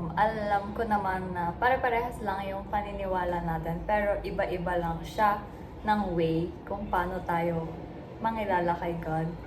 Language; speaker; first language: Filipino; native; Filipino